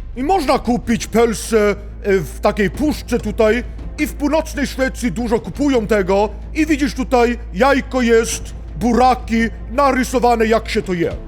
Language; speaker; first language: Polish; non-native, learner; Swedish